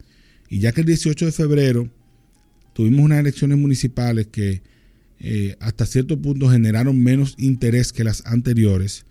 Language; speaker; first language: Spanish; native; Spanish